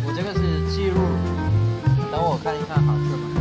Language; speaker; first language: Chinese; non-native, learner; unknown